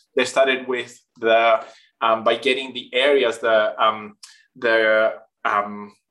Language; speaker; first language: English; non-native, fluent; Spanish